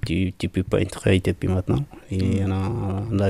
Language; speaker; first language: French; non-native, learner; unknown